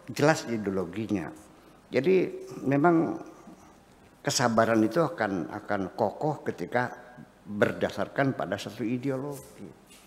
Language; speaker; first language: Indonesian; non-native, local second language; Javanese